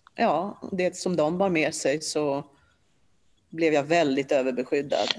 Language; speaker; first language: Swedish; early bilingual, other home language; Polish